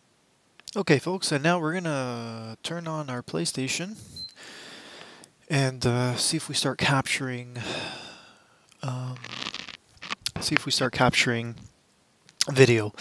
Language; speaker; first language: English; native; English